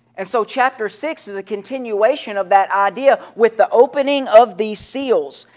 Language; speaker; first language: English; native; English